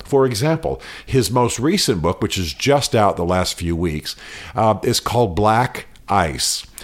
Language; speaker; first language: English; native; English